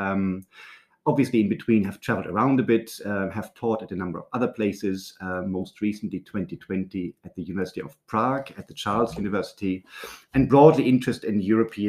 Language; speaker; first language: English; non-native, fluent; German